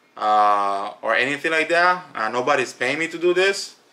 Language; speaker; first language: English; native; English